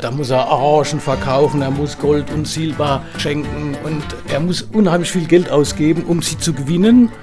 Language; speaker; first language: German; native; German